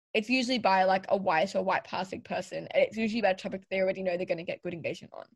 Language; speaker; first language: English; native; English